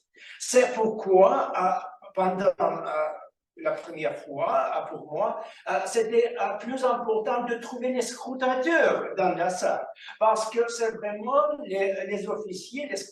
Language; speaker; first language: French; non-native, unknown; Russian